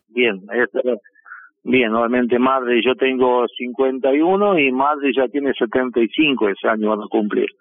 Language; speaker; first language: Spanish; non-native, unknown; Russian